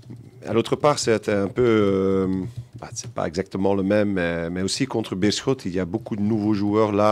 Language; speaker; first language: French; non-native, local second language; Dutch